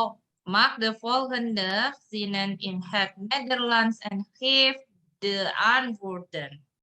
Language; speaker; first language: Dutch; non-native, learner; Indonesian